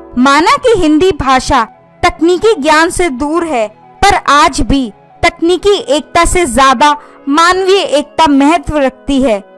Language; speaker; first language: Hindi; native; Hindi